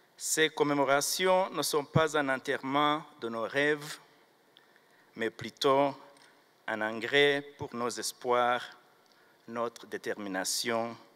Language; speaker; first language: French; non-native, local second language; Kinyarwanda